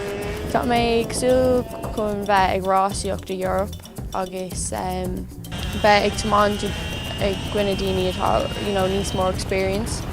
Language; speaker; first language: Irish; non-native, local second language; English